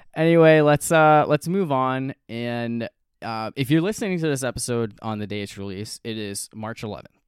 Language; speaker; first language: English; native; English